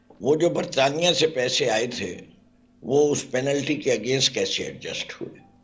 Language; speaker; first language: Urdu; native; Urdu